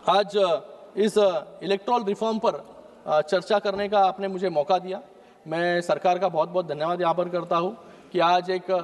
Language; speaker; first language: Hindi; non-native, local second language; Marathi